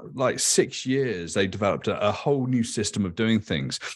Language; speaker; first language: English; native; English